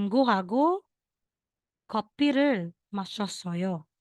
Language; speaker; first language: Korean; non-native, learner; Filipino